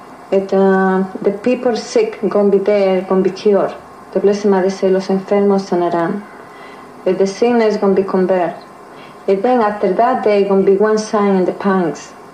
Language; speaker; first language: English; non-native, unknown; Spanish